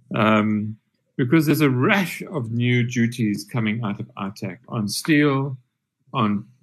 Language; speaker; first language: English; native; English